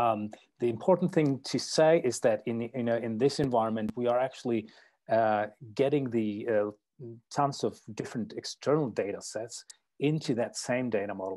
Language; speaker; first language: English; non-native, fluent; Czech